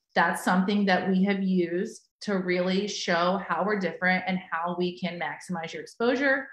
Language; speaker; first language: English; native; English